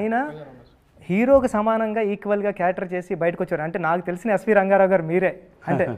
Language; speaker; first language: Telugu; native; Telugu